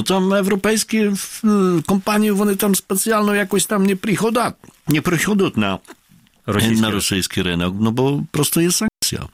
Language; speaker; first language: Ukrainian; non-native, fluent; Polish